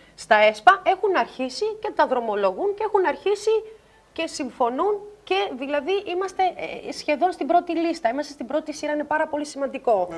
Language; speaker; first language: Greek; non-native, fluent; German